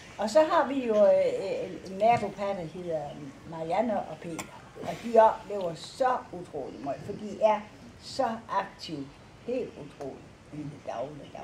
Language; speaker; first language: Danish; native; Danish